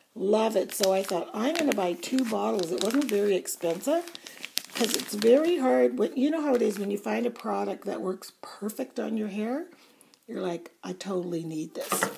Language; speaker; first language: English; native; English